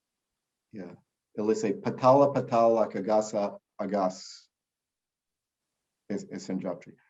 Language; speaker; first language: Spanish; non-native, learner; English